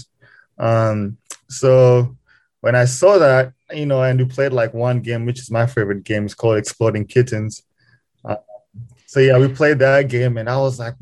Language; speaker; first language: English; non-native, local second language; Kinyarwanda